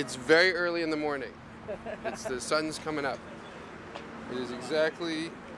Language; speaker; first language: English; native; English